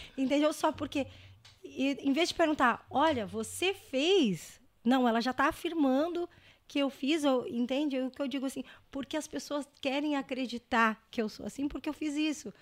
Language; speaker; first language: Portuguese; native; Portuguese